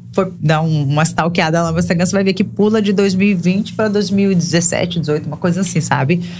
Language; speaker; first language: Portuguese; native; Portuguese